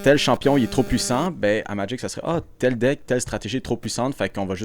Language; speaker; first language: French; native; French